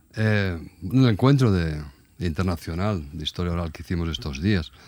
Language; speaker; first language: Spanish; native; Spanish